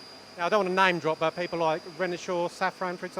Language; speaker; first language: English; native; English